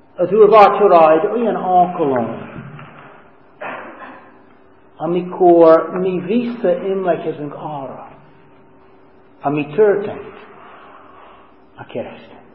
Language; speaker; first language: Hungarian; non-native, fluent; English